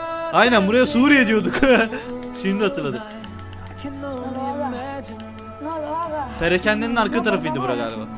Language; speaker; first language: Turkish; native; Turkish